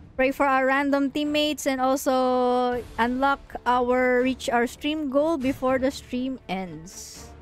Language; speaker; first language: English; non-native, local second language; Filipino